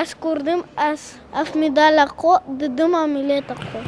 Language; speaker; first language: Kurdish; early bilingual, heritage; Kurdish